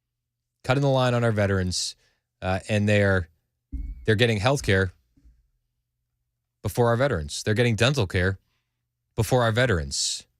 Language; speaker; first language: English; native; English